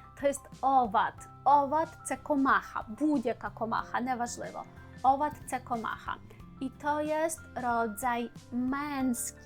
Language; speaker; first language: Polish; non-native, fluent; Ukrainian